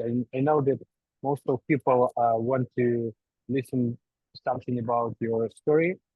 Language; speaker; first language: English; non-native, learner; Ukrainian